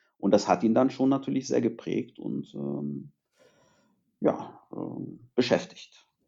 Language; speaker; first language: German; early bilingual, other home language; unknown